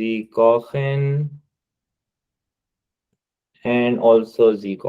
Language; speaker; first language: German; non-native, fluent; Hindi